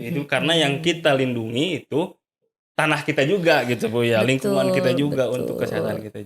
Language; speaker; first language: Indonesian; native; Indonesian